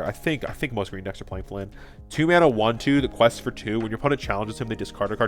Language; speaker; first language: English; native; English